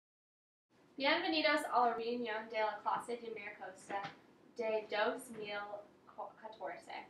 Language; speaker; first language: Spanish; non-native, learner; English